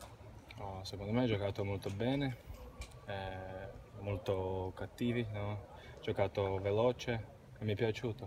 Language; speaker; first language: Italian; non-native, learner; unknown